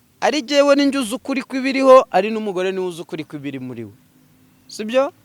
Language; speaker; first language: Kinyarwanda; native; Kinyarwanda